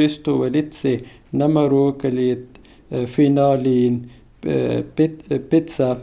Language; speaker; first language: Finnish; non-native, learner; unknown